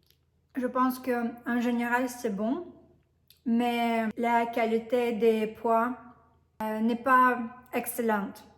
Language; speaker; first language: French; non-native, fluent; Russian